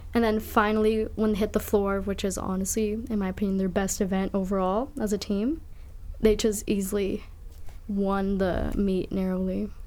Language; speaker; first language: English; native; English